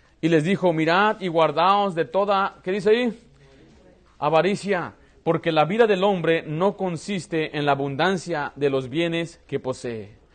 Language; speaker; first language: Spanish; early bilingual, heritage; Spanish